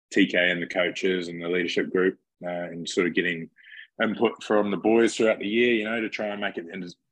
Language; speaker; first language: English; native; English